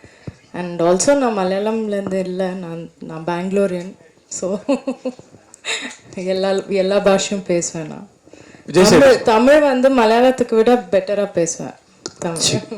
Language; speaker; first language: Tamil; non-native, local second language; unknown